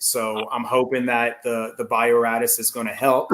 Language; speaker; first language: English; native; English